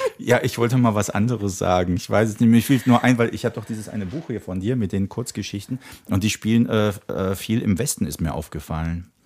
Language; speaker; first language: German; early bilingual, other home language; Czech